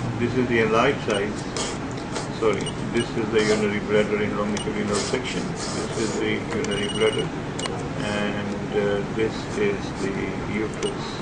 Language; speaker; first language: English; non-native, local second language; Punjabi